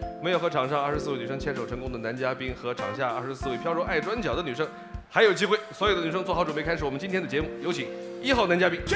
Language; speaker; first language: Chinese; native; Chinese